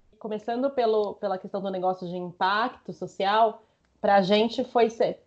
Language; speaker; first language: Portuguese; early bilingual, other home language; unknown